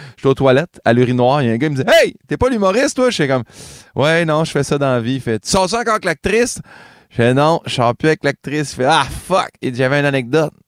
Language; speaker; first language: French; native; French